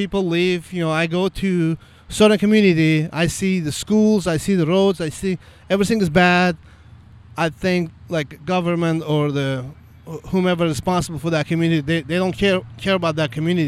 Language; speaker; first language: English; non-native, fluent; Azerbaijani